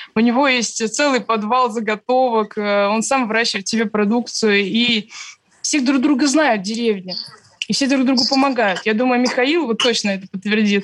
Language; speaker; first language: Russian; native; Russian